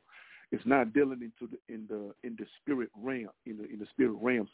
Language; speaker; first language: English; non-native, local second language; Igbo